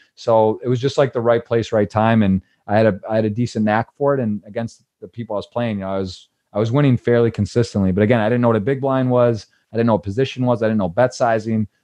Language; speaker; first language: English; native; English